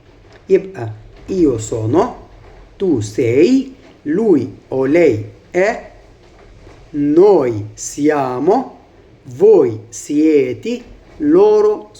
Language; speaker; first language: Italian; non-native, fluent; Arabic